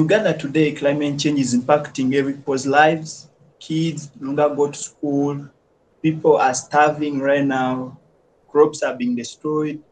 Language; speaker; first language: English; non-native, local second language; Ganda